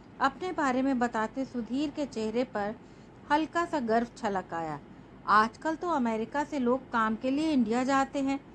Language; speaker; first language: Hindi; native; Hindi